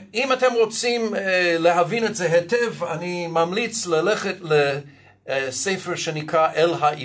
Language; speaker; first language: Hebrew; non-native, fluent; English